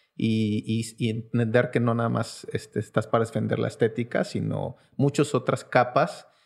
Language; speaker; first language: Spanish; native; Spanish